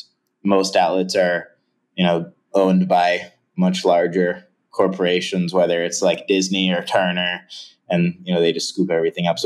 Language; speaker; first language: English; native; English